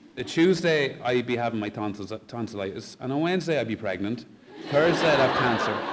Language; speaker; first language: English; native; English